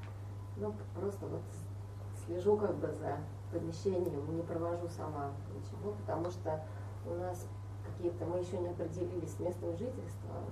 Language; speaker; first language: Russian; native; Russian